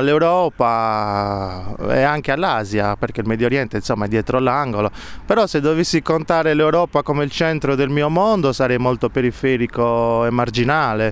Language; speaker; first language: Italian; native; Italian